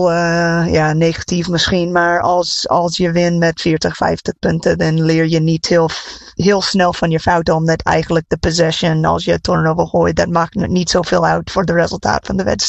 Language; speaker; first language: Dutch; non-native, fluent; English